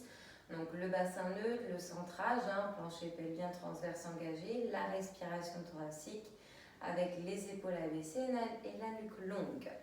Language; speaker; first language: French; native; French